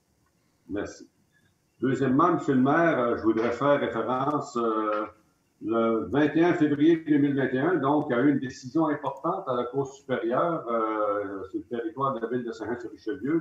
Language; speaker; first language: French; native; French